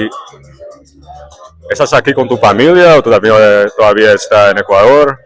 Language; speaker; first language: Spanish; non-native, learner; English